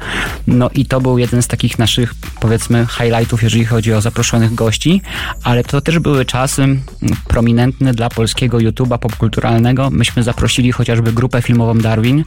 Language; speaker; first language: Polish; native; Polish